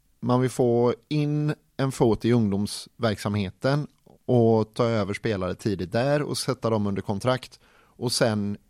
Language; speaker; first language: Swedish; native; Swedish